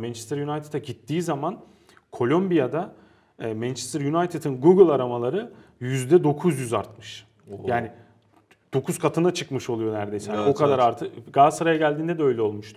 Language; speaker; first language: Turkish; native; Turkish